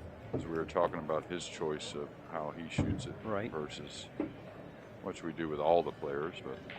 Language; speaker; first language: English; native; English